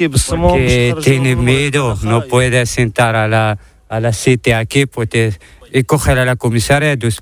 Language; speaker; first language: Spanish; non-native, learner; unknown